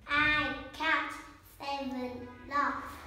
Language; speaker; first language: English; non-native, learner; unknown